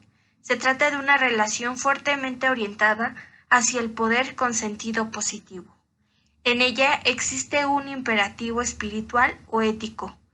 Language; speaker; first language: Spanish; native; Spanish